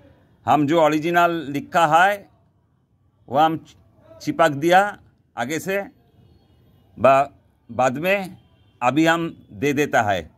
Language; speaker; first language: Hindi; non-native, local second language; Bangla